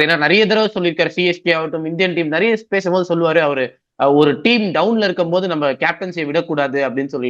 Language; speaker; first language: Tamil; native; Tamil